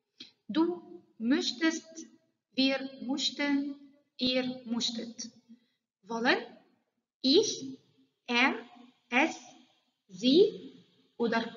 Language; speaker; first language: German; non-native, learner; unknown